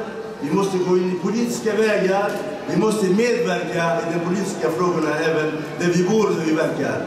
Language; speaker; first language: Swedish; non-native, fluent; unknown